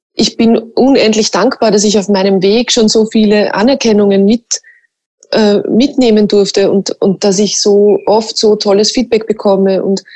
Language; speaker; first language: German; native; German